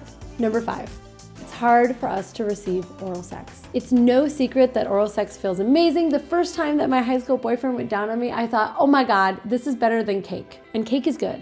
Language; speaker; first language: English; native; English